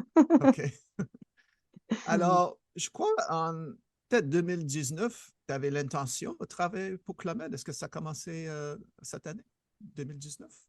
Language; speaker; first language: French; non-native, fluent; English